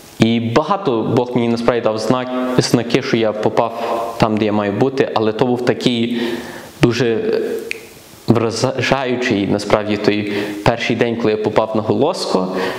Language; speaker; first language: Ukrainian; early bilingual, heritage; Ukrainian